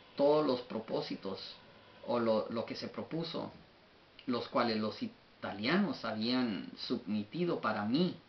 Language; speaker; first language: Spanish; native; Spanish